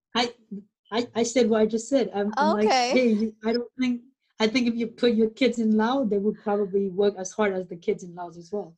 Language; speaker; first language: English; non-native, fluent; Lao